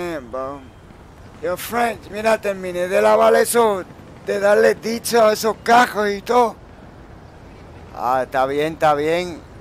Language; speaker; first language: Spanish; early bilingual, heritage; Spanish